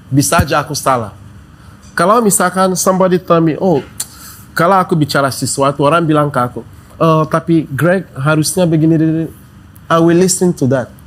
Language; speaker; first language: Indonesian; non-native, fluent; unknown